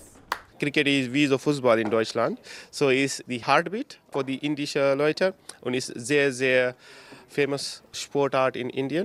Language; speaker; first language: German; non-native, learner; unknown